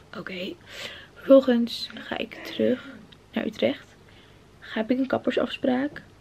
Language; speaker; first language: Dutch; early bilingual, other home language; Arabic